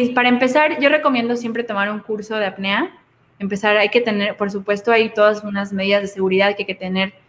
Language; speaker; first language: Spanish; native; Spanish